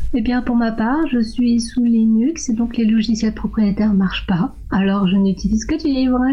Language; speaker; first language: French; non-native, fluent; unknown